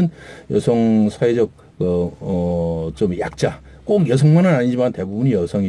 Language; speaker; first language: Korean; native; Korean